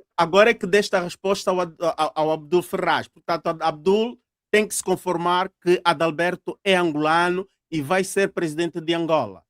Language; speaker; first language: Portuguese; native; Portuguese